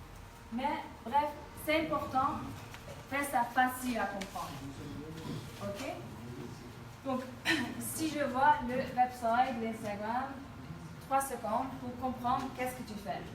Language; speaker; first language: French; non-native, fluent; Dutch